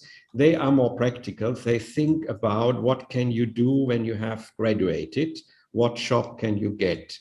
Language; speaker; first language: English; non-native, fluent; Indonesian